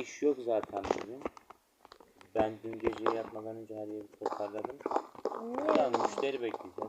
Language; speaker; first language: Turkish; native; Turkish